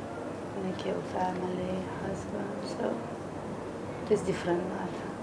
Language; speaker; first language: English; non-native, learner; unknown